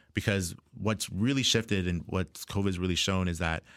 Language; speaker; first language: English; native; English